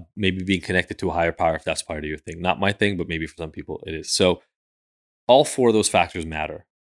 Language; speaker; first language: English; early bilingual, other home language; Hebrew